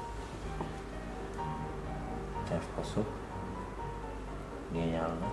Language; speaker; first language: Polish; non-native, learner; French